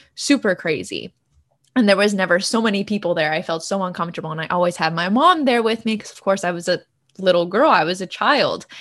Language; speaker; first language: English; native; English